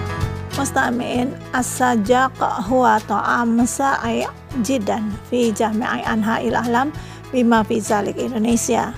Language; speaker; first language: Arabic; non-native, fluent; Indonesian